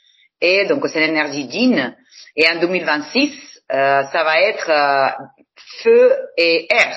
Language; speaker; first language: French; non-native, fluent; Spanish